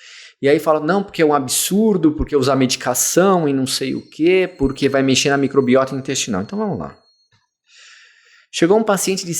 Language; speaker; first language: Portuguese; native; Portuguese